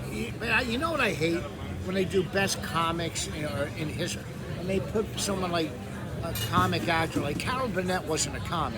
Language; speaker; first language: English; native; English